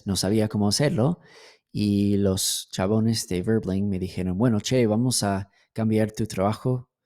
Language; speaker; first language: Spanish; non-native, fluent; English